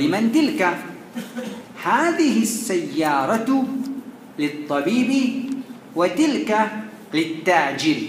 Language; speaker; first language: Arabic; non-native, fluent; Morisyen